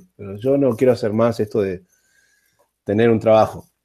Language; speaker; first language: Spanish; native; Spanish